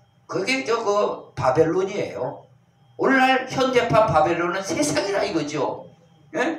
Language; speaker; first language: Korean; native; Korean